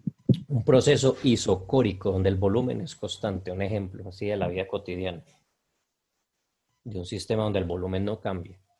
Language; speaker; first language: Spanish; native; Spanish